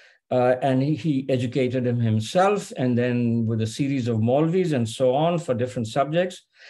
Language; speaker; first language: English; non-native, local second language; Urdu